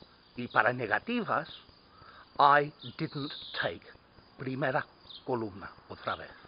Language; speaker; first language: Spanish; non-native, fluent; English